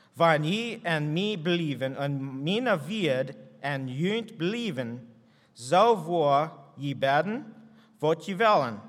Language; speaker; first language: German; non-native, learner; English